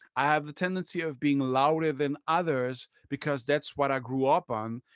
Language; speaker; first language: English; non-native, fluent; German